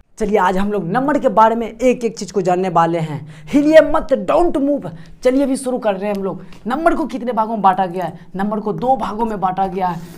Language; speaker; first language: Hindi; native; Hindi